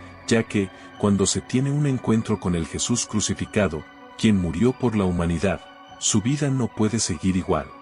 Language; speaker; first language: Spanish; native; Spanish